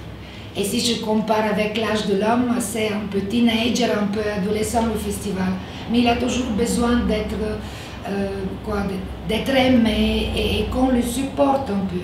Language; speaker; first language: French; non-native, fluent; Bulgarian